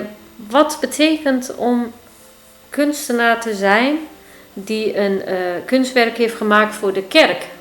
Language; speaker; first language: Dutch; non-native, fluent; Turkish